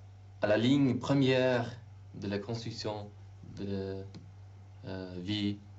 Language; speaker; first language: French; non-native, learner; Uzbek